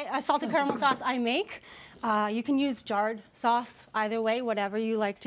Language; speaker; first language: English; native; English